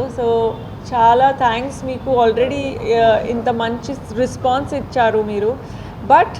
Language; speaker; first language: Telugu; non-native, fluent; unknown